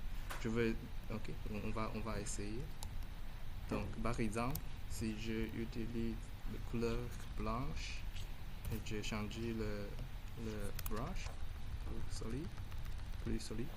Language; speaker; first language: French; non-native, learner; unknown